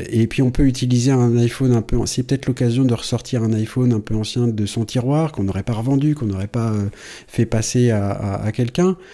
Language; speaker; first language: French; native; French